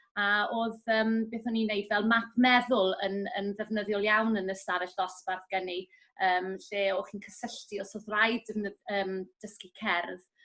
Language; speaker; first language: Welsh; native; Welsh